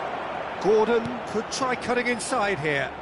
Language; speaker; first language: English; native; English